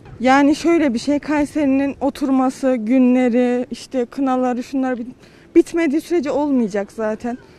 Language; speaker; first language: Turkish; native; Turkish